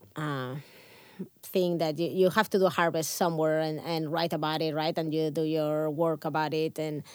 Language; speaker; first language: English; non-native, fluent; Catalan